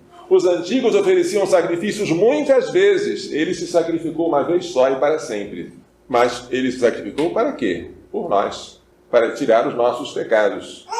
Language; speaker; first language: Portuguese; native; Portuguese